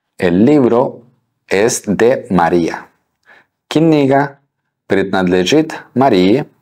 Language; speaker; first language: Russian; non-native, fluent; Spanish